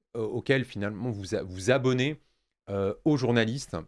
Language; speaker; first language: French; native; French